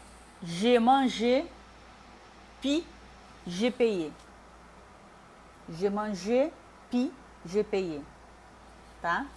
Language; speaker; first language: French; non-native, fluent; Portuguese